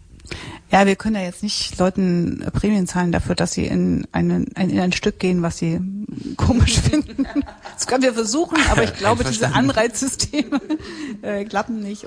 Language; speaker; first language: German; native; German